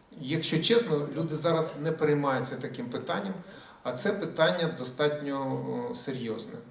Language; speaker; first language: Ukrainian; early bilingual, other home language; Russian